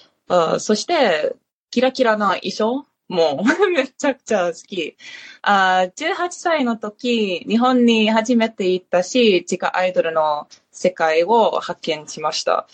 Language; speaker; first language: Japanese; non-native, learner; English